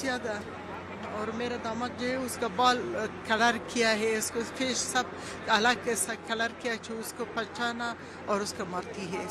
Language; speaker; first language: Hindi; non-native, learner; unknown